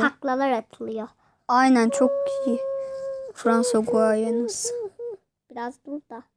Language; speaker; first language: Turkish; native; Turkish